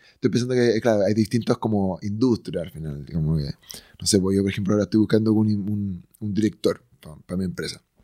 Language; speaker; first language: Spanish; native; Spanish